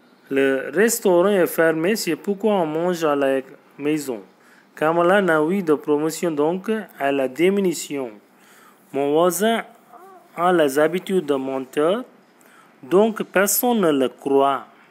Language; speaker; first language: French; non-native, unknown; Tamil